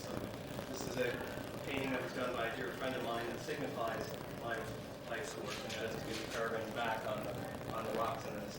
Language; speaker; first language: English; native; English